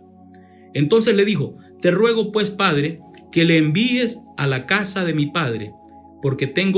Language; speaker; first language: Spanish; native; Spanish